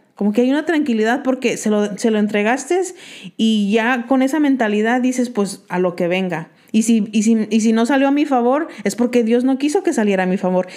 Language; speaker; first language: Spanish; early bilingual, heritage; Spanish